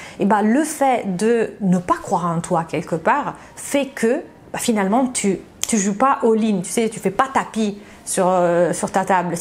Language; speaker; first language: French; non-native, fluent; Italian